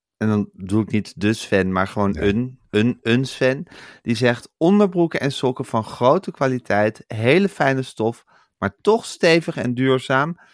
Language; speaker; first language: Dutch; native; Dutch